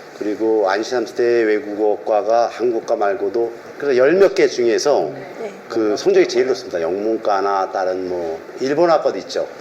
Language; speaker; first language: Korean; native; Korean